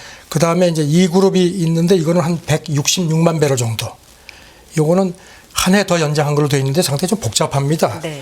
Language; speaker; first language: Korean; native; Korean